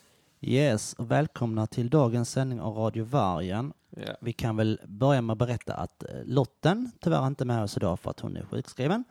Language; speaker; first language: Swedish; native; Swedish